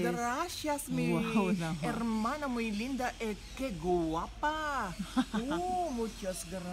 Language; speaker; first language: Spanish; non-native, learner; Iloko